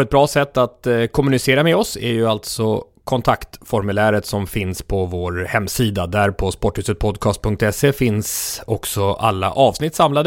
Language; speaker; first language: Swedish; native; Swedish